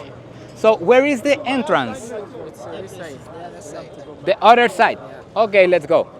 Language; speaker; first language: English; non-native, learner; Spanish